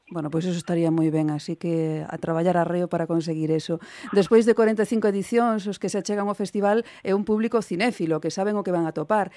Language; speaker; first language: Galician; non-native, local second language; Spanish